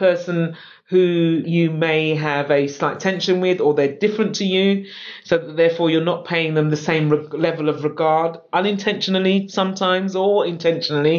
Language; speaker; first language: English; native; English